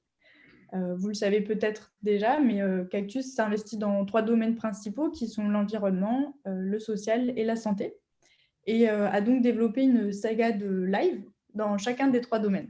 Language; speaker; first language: French; native; French